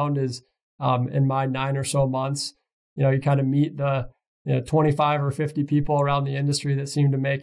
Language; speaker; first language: English; native; English